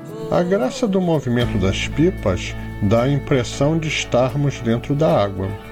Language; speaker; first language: Portuguese; native; Portuguese